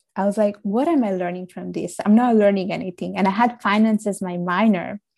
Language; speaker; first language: English; early bilingual, other home language; Italian